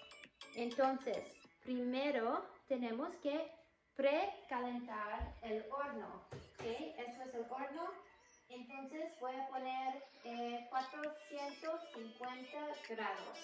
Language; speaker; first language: Spanish; non-native, fluent; English